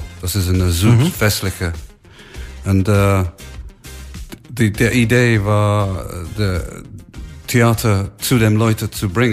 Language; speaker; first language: German; non-native, learner; English